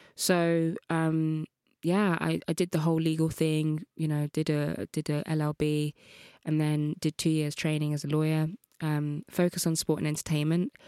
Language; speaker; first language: English; native; English